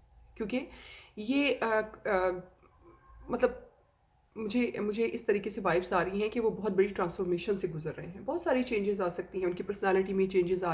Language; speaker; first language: Hindi; native; Hindi